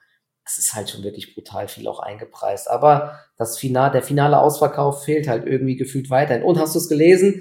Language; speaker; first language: German; native; German